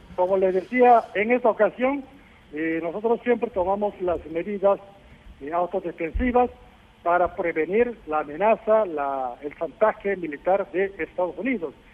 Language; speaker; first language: Spanish; non-native, fluent; Korean